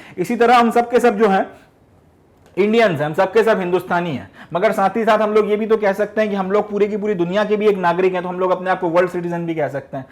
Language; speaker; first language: Hindi; native; Hindi